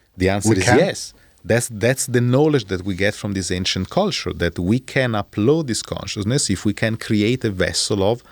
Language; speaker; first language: English; non-native, fluent; Italian